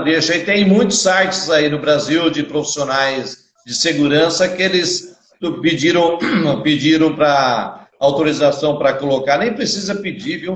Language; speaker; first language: Portuguese; native; Portuguese